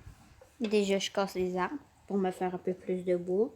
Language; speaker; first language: French; native; French